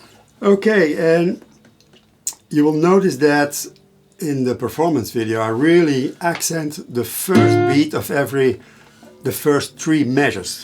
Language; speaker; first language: English; non-native, fluent; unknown